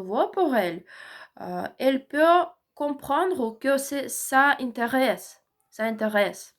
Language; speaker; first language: French; non-native, learner; Ukrainian